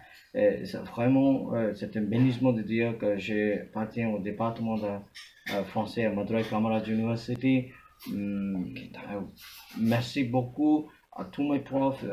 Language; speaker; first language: French; non-native, fluent; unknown